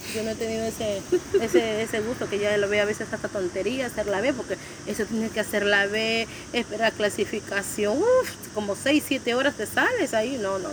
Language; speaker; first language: Spanish; native; Spanish